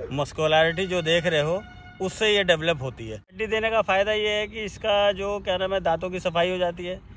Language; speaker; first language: Hindi; native; Hindi